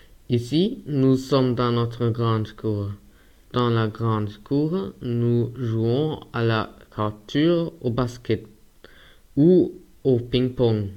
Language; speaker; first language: French; non-native, learner; German